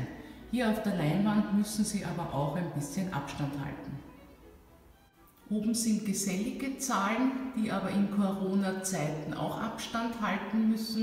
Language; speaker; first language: German; native; German